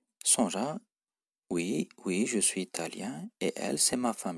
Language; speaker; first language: French; non-native, fluent; Turkish